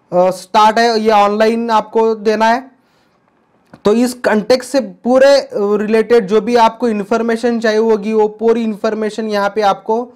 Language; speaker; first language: Hindi; non-native, local second language; Marathi